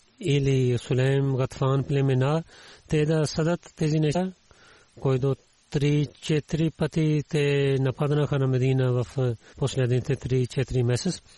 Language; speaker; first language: Bulgarian; non-native, learner; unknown